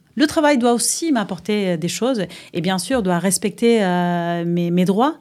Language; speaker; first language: French; non-native, fluent; Spanish